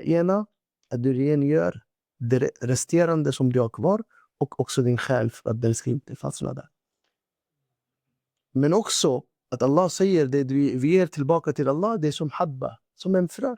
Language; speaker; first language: Swedish; non-native, fluent; Urdu